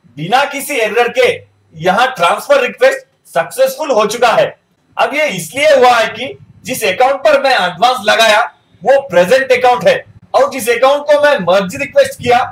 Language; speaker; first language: Hindi; non-native, local second language; Telugu